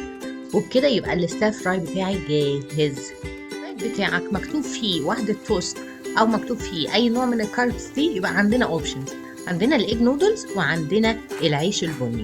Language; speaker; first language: Arabic; native; Arabic